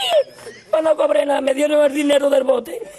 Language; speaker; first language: Spanish; native; Spanish